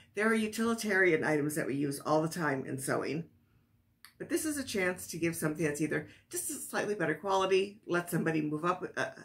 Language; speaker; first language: English; native; English